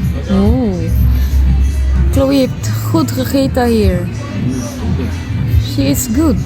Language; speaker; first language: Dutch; non-native, learner; Filipino